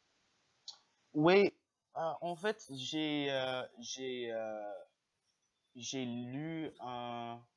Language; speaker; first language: French; non-native, learner; English